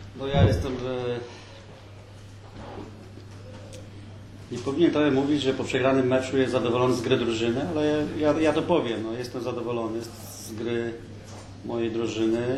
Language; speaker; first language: Polish; native; Polish